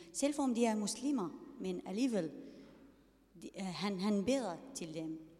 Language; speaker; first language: Danish; non-native, learner; Arabic